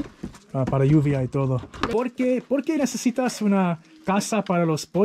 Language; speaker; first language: Spanish; non-native, learner; English